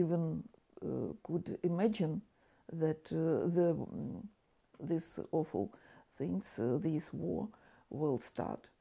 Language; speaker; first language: English; non-native, fluent; Ukrainian